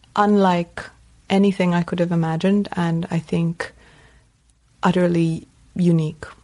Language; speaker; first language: English; non-native, local second language; Tamil